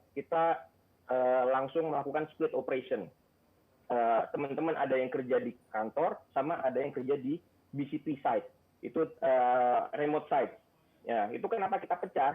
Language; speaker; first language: Indonesian; native; Indonesian